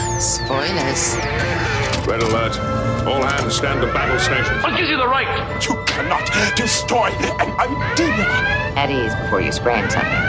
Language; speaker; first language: English; native; English